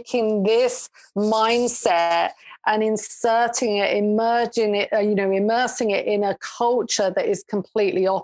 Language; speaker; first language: English; native; English